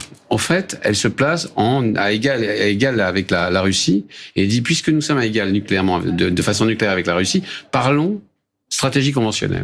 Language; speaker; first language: French; native; French